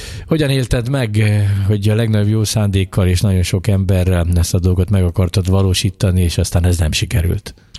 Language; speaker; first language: Hungarian; native; Hungarian